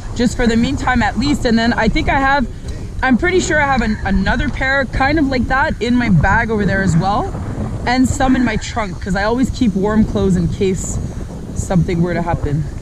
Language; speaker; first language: English; non-native, fluent; French